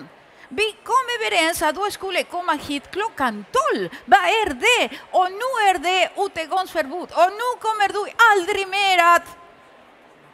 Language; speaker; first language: Swedish; early bilingual, other home language; Spanish